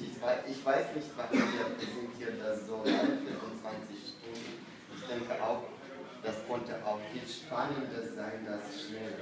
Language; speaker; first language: German; non-native, fluent; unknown